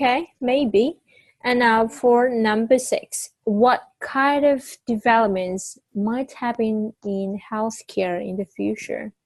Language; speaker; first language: English; non-native, fluent; Vietnamese